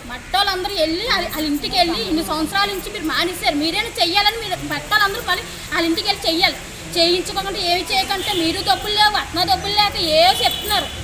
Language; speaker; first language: Telugu; native; Telugu